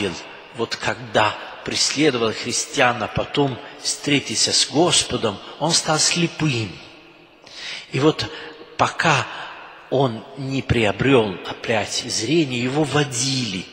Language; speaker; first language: Russian; non-native, fluent; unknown